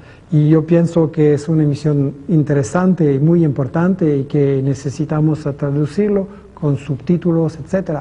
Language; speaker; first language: Spanish; non-native, fluent; French